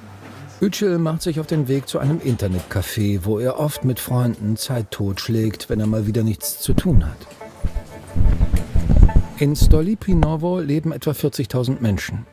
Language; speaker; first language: German; native; German